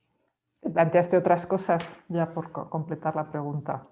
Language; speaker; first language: Spanish; native; Spanish